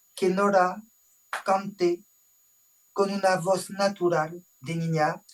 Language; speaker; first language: Spanish; non-native, fluent; French